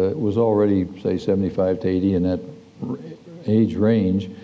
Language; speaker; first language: English; native; English